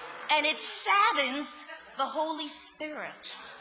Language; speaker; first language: English; native; English